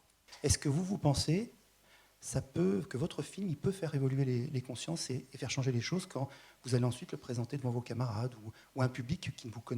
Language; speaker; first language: French; native; French